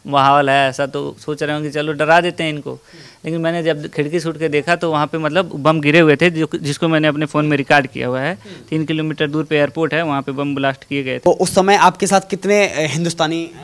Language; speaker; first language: Hindi; native; Hindi